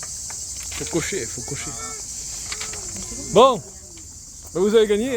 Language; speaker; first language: French; native; French